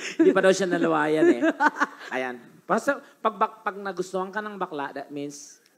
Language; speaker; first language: Filipino; non-native, local second language; Hiligaynon